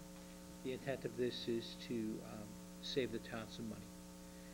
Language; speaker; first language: English; native; English